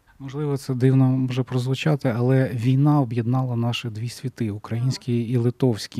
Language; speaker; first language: Ukrainian; native; Ukrainian